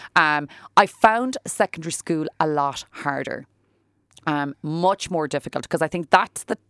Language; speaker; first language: English; native; English